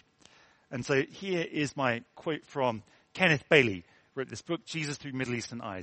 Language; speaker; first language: English; native; English